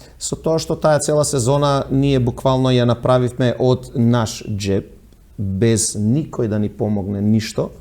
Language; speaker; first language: Macedonian; early bilingual, heritage; Macedonian